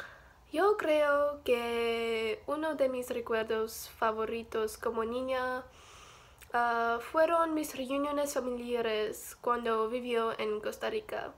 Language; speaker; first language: Spanish; non-native, learner; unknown